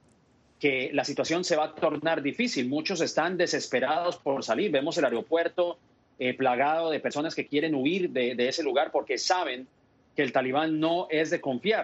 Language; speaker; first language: Spanish; native; Spanish